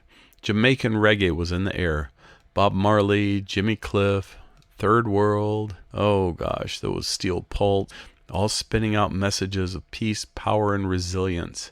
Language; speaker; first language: English; native; English